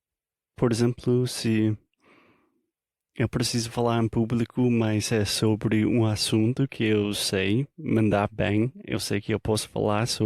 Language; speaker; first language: Portuguese; non-native, fluent; English